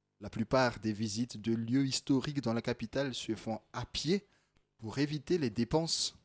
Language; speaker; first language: French; non-native, local second language; Malagasy